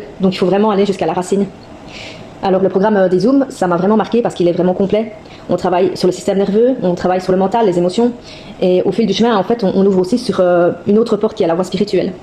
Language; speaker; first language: French; native; French